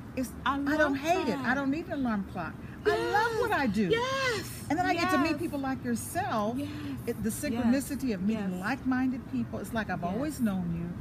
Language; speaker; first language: English; native; English